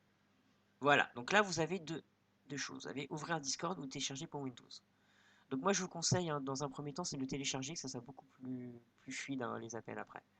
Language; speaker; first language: French; native; French